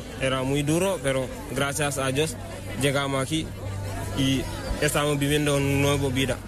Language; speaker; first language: Spanish; non-native, learner; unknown